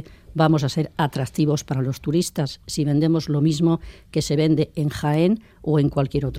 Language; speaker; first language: Spanish; native; Spanish